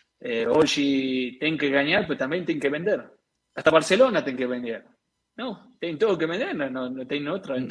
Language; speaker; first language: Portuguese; non-native, learner; Spanish